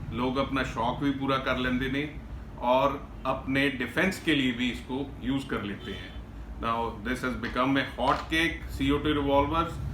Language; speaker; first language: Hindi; non-native, local second language; Punjabi